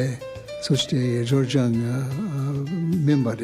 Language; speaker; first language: Japanese; non-native, learner; English